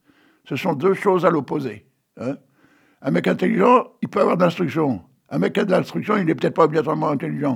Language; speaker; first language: French; native; French